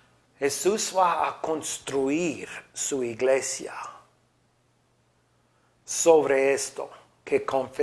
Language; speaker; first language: Spanish; non-native, fluent; English